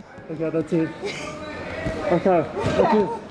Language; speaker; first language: English; native; English